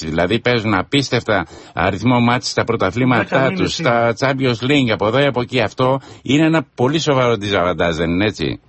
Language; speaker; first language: Greek; native; Greek